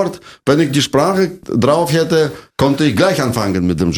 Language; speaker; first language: German; non-native, fluent; Russian